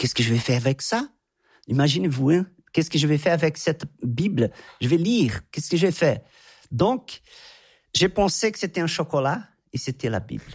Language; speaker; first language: French; non-native, fluent; Portuguese